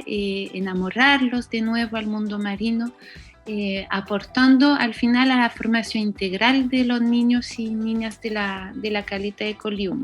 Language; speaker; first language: Spanish; non-native, fluent; French